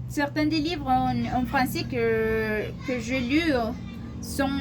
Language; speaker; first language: French; non-native, learner; Spanish